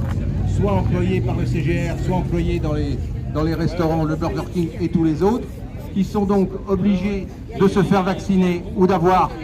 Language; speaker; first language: French; native; French